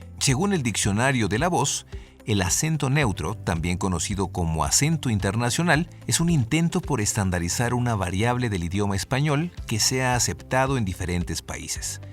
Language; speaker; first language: Spanish; native; Spanish